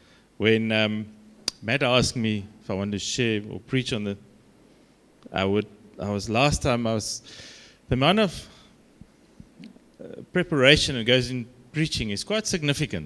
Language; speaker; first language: English; non-native, local second language; Afrikaans